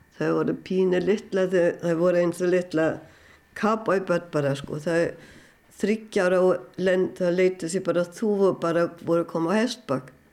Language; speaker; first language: Icelandic; non-native, fluent; German